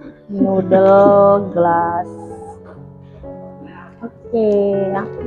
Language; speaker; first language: English; non-native, learner; Indonesian